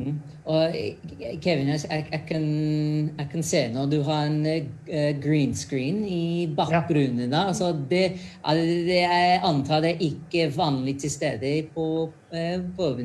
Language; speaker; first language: Norwegian; non-native, fluent; English